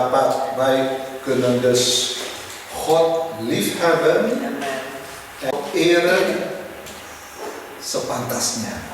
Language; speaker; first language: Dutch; non-native, fluent; Indonesian